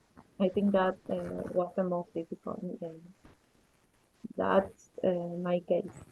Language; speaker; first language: English; non-native, learner; Spanish